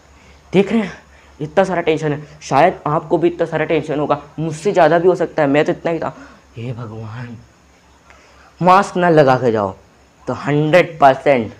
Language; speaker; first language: Hindi; native; Hindi